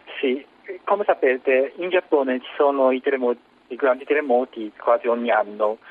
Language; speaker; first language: Italian; non-native, learner; Japanese